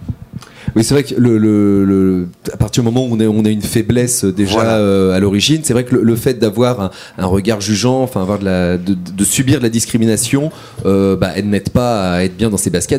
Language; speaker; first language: French; native; French